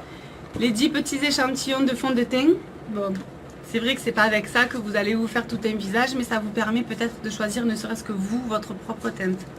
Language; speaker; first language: French; native; French